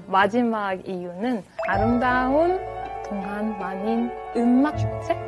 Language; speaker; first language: Korean; non-native, fluent; French